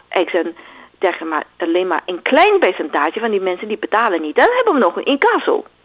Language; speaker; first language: Dutch; non-native, fluent; Chinese